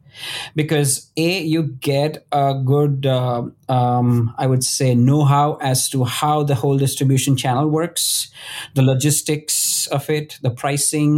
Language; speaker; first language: English; non-native, local second language; Gujarati